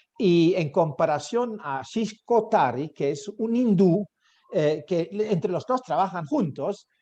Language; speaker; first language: Spanish; native; Spanish